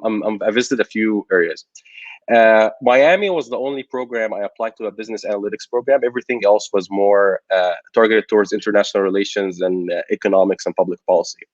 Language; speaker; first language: English; non-native, local second language; Arabic